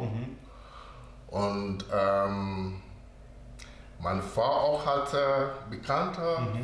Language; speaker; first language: German; non-native, learner; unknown